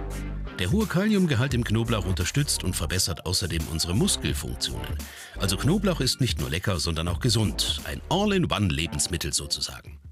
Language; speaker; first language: German; native; German